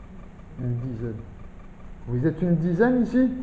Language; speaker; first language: French; native; French